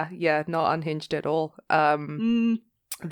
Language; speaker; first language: English; native; English